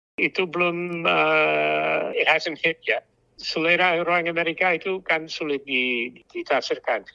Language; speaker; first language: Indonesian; non-native, fluent; English